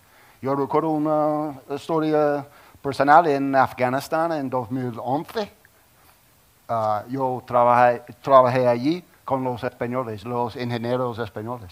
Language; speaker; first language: Spanish; non-native, learner; English